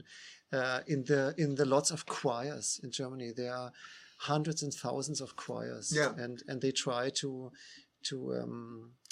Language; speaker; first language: English; non-native, fluent; German